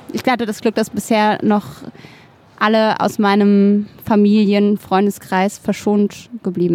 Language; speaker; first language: German; native; German